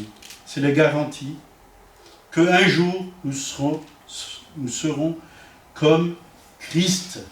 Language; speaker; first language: French; native; French